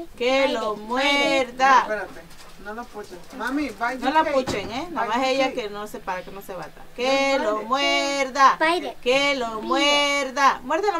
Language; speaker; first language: Spanish; native; Spanish